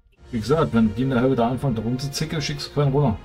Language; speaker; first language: German; native; German